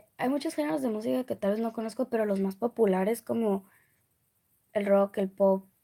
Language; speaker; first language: Spanish; early bilingual, other home language; English